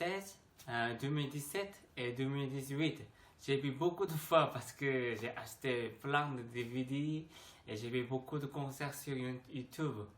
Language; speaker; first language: French; non-native, learner; Korean